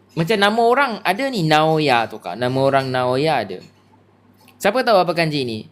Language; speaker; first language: Malay; native; Malay